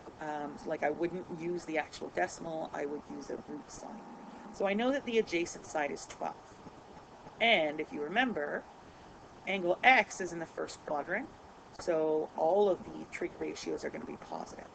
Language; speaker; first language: English; native; English